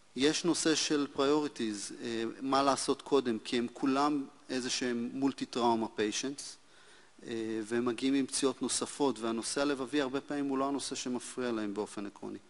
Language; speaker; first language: Hebrew; native; Hebrew